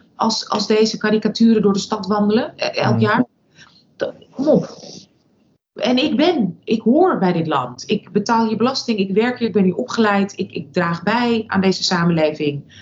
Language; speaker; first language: Dutch; early bilingual, other home language; Russian